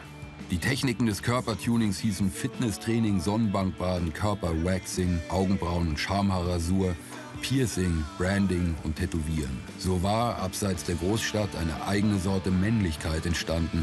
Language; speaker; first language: German; native; German